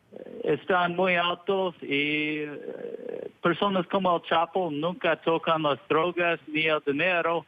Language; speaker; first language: Spanish; non-native, fluent; English